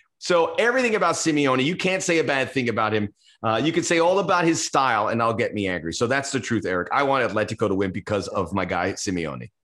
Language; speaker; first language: English; early bilingual, other home language; Spanish